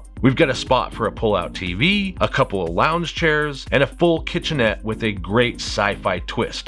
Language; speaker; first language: English; native; English